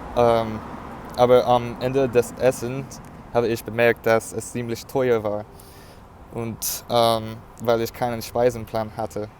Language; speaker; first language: German; non-native, learner; English